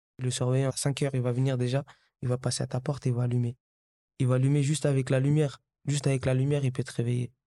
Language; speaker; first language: French; early bilingual, other home language; Kabuverdianu